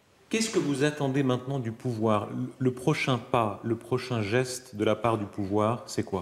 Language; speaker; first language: French; native; French